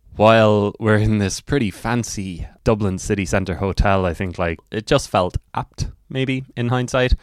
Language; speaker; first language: English; native; English